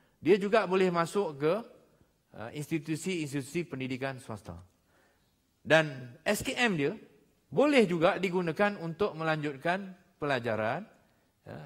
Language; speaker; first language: Malay; native; Malay